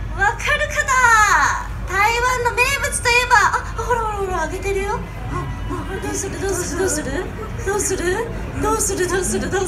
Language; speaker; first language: Japanese; native; Japanese